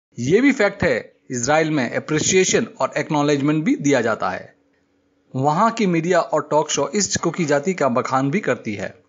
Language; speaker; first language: Hindi; native; Hindi